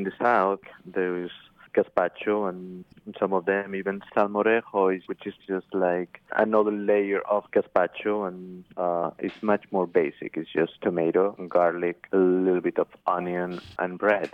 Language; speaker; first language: English; non-native, fluent; Spanish